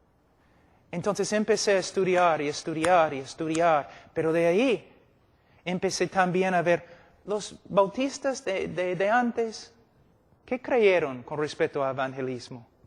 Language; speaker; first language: Spanish; non-native, fluent; English